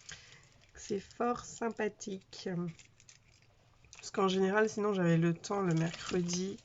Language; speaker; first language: French; native; French